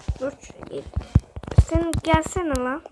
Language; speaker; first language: Turkish; native; Turkish